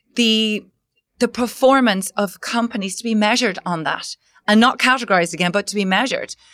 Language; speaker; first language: English; native; English